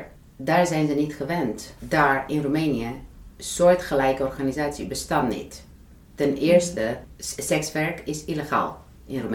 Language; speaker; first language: Dutch; non-native, fluent; Romanian